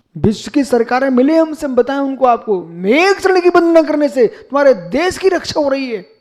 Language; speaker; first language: Hindi; native; Hindi